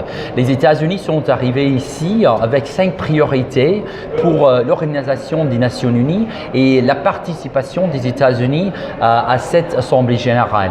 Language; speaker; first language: French; non-native, fluent; English